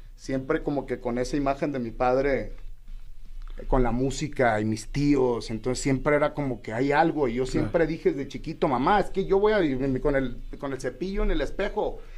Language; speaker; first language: Spanish; native; Spanish